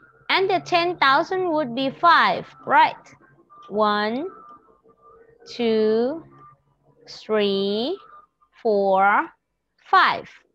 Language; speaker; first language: English; non-native, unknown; Thai